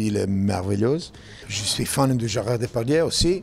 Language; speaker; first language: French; non-native, learner; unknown